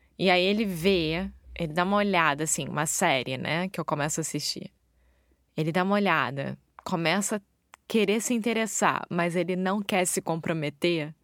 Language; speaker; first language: Portuguese; native; Portuguese